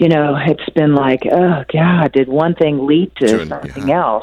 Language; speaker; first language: English; native; English